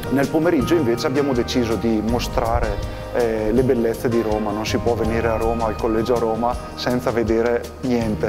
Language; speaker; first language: Italian; native; Italian